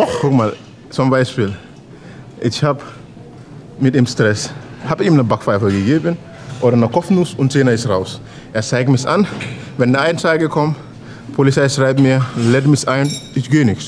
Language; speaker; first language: German; non-native, learner; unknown